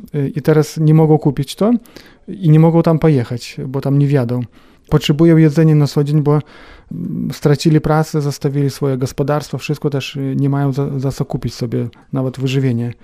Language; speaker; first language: Polish; non-native, fluent; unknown